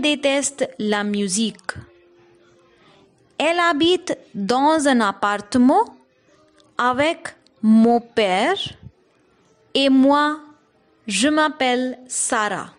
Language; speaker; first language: French; non-native, fluent; Hindi